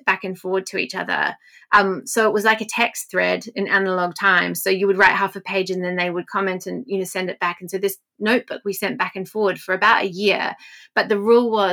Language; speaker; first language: English; native; English